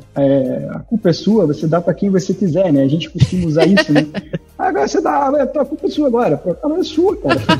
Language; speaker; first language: Portuguese; native; Portuguese